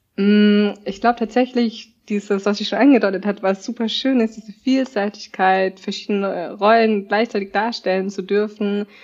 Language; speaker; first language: German; native; German